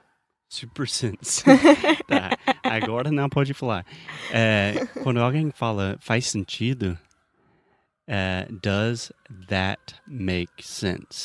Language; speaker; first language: Portuguese; non-native, fluent; English